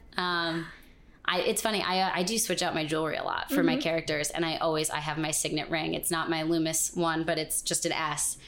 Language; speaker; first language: English; native; English